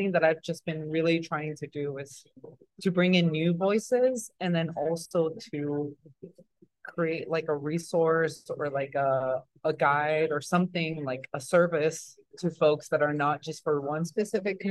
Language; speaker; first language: English; early bilingual, other home language; Spanish